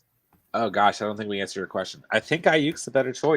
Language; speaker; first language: English; native; English